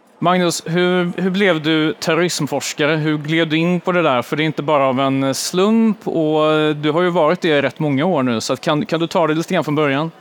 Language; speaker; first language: Swedish; native; Swedish